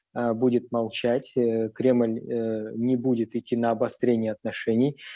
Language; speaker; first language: Russian; native; Russian